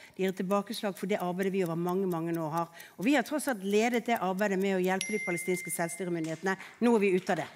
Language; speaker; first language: Norwegian; native; Norwegian